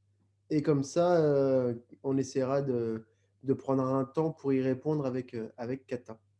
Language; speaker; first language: French; native; French